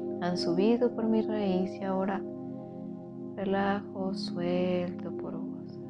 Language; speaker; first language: Spanish; native; Spanish